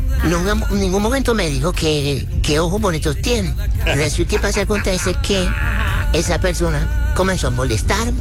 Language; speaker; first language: Spanish; native; Spanish